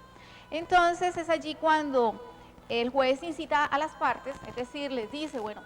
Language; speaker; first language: Spanish; native; Spanish